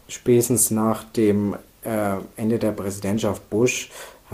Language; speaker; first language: German; native; German